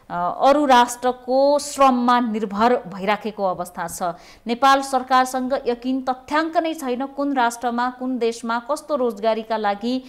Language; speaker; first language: Nepali; native; Nepali